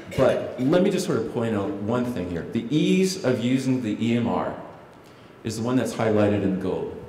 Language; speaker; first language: English; native; English